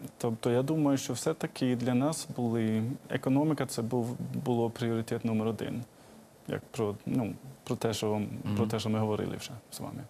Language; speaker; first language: Ukrainian; non-native, fluent; Swedish